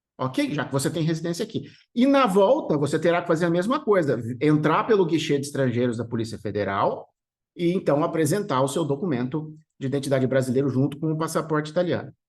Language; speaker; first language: Portuguese; native; Portuguese